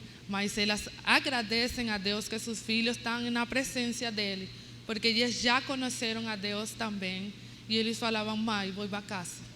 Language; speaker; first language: Portuguese; non-native, learner; Spanish